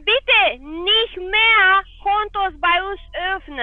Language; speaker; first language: German; non-native, fluent; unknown